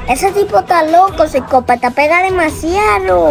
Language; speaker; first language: Spanish; native; Spanish